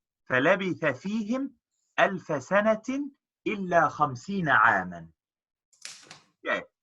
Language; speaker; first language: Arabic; non-native, fluent; English